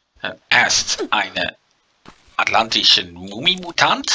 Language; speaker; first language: German; non-native, learner; Dutch